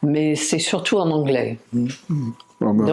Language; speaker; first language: French; non-native, fluent; English